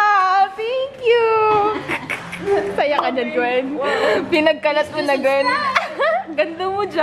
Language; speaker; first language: Filipino; non-native, local second language; Bikol